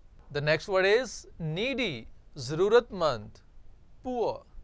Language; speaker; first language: English; non-native, local second language; Urdu